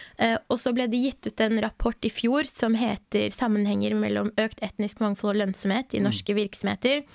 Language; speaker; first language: Norwegian; early bilingual, other home language; Persian